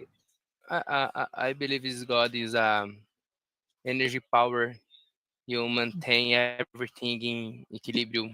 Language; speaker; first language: English; non-native, learner; Portuguese